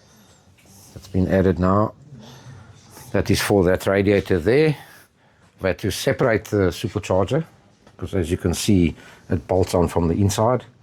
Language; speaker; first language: English; native; English